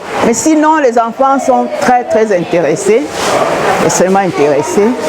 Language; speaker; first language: French; non-native, local second language; Duala